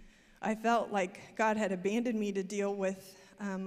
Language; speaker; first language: English; native; English